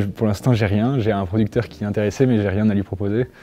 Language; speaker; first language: French; native; French